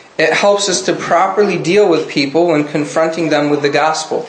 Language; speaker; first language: English; native; English